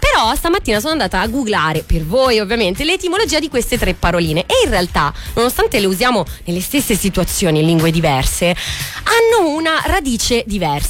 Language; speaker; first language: Italian; native; Italian